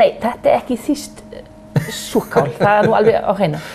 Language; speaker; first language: Icelandic; non-native, fluent; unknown